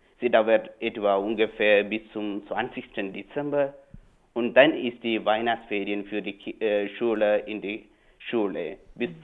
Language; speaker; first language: German; non-native, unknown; Malayalam